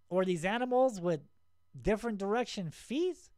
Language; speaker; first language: English; native; English